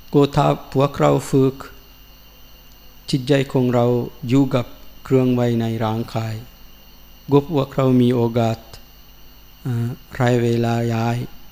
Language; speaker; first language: Thai; non-native, learner; Sinhala